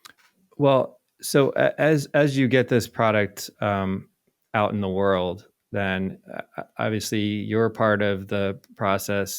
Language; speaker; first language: English; native; English